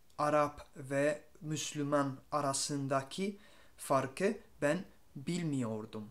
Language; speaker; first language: Turkish; non-native, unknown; Spanish